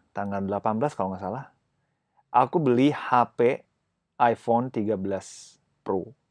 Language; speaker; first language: Indonesian; non-native, fluent; Japanese